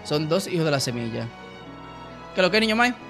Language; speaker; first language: Spanish; native; Spanish